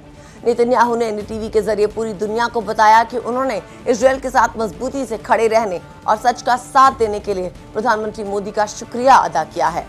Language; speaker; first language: Hindi; native; Hindi